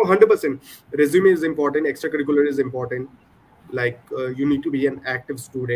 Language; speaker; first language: English; non-native, local second language; Punjabi